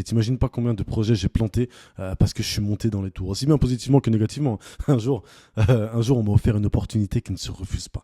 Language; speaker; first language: French; native; French